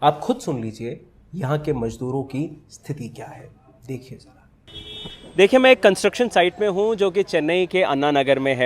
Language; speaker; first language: Hindi; native; Hindi